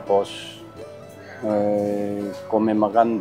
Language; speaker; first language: Filipino; non-native, learner; Japanese